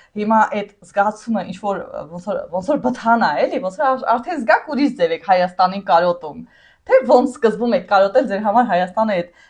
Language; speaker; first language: Armenian; native; Armenian